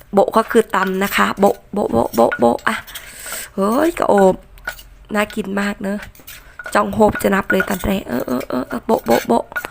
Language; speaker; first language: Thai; non-native, local second language; Northern Khmer